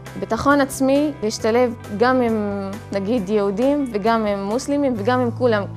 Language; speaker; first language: Hebrew; non-native, local second language; Arabic